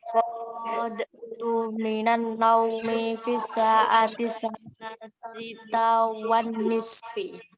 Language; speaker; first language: Arabic; non-native, learner; Indonesian